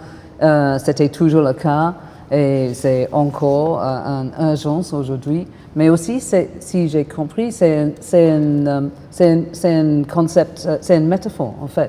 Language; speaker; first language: French; non-native, fluent; English